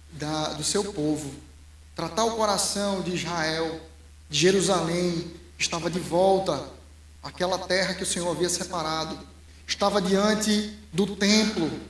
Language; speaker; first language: Portuguese; native; Portuguese